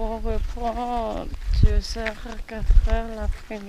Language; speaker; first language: French; non-native, local second language; Malagasy